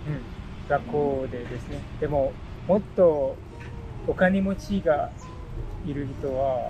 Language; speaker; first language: Japanese; non-native, learner; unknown